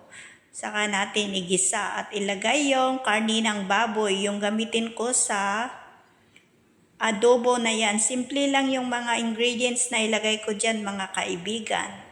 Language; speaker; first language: Filipino; non-native, local second language; Cebuano